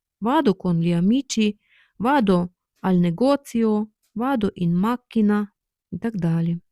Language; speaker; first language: Italian; non-native, fluent; Ukrainian